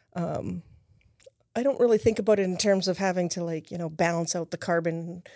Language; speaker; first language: English; native; English